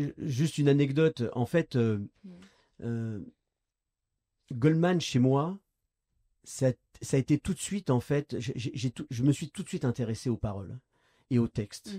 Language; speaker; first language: French; native; French